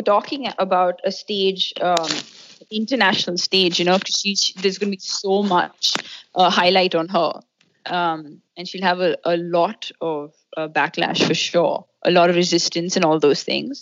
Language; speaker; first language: English; non-native, local second language; Hindi